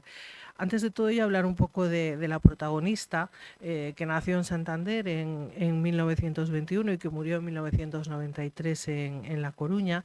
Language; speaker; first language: Spanish; native; Spanish